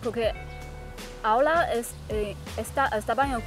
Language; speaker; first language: Spanish; non-native, learner; Chinese